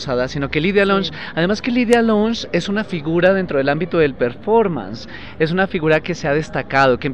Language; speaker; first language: Spanish; native; Spanish